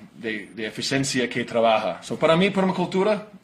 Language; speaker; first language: Spanish; non-native, learner; English